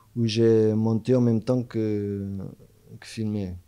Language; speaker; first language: French; non-native, fluent; Portuguese